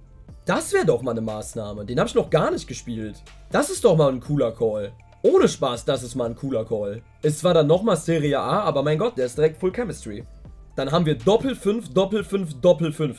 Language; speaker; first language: German; native; German